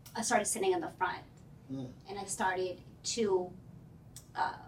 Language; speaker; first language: English; early bilingual, other home language; Spanish